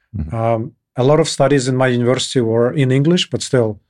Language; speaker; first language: English; non-native, fluent; Kyrgyz